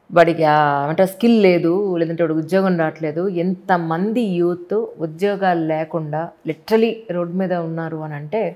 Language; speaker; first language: Telugu; native; Telugu